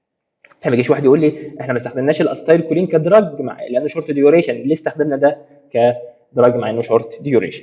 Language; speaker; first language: Arabic; native; Arabic